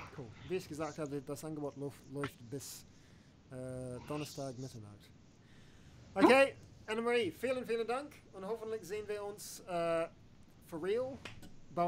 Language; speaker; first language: German; non-native, learner; English